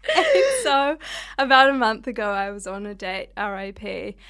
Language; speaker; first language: English; native; English